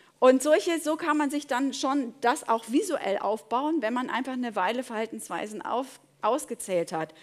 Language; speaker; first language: German; native; German